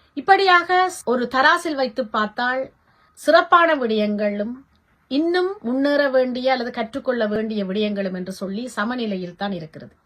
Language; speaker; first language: Tamil; native; Tamil